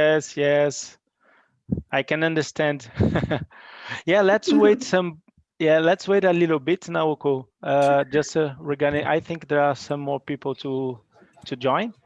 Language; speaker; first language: English; non-native, fluent; Portuguese